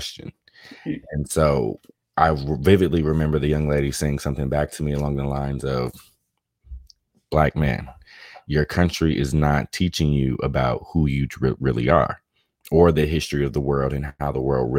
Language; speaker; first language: English; native; English